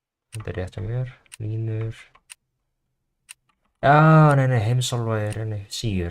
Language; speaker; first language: Icelandic; non-native, learner; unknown